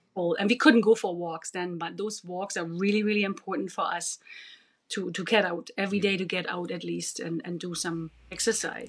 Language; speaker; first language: English; non-native, fluent; German